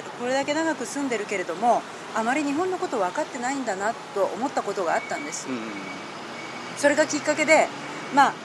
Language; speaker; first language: Japanese; native; Japanese